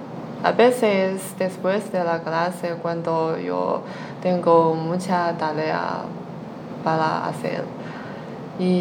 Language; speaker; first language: Spanish; non-native, learner; Chinese